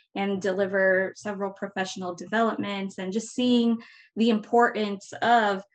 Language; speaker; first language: English; native; English